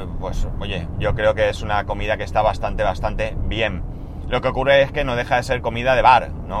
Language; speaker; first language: Spanish; native; Spanish